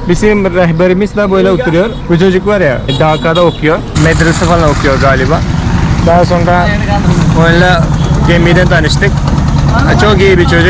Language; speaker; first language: Turkish; non-native, fluent; Malayalam